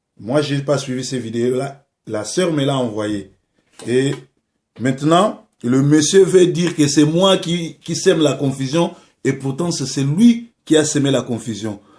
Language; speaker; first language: French; non-native, local second language; Lingala